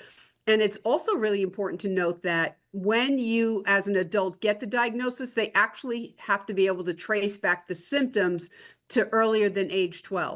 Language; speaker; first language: English; native; English